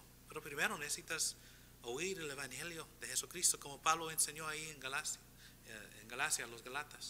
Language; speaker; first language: Spanish; non-native, fluent; English